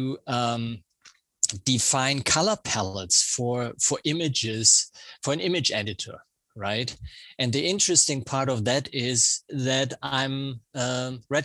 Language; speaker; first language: English; non-native, fluent; German